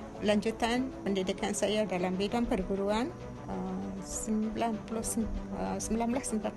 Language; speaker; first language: Malay; non-native, local second language; Tamil